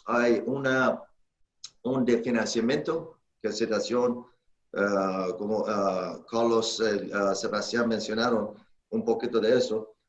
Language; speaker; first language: Spanish; non-native, learner; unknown